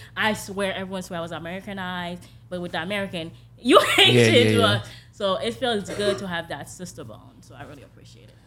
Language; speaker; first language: English; early bilingual, other home language; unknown